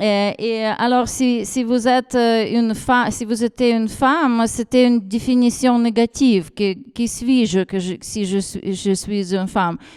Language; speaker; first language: French; non-native, fluent; Ukrainian